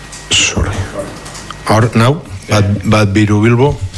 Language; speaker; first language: English; non-native, learner; Catalan